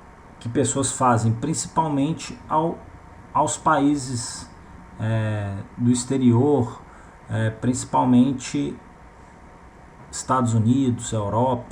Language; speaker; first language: Portuguese; native; Portuguese